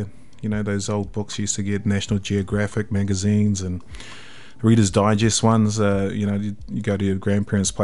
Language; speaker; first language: English; native; English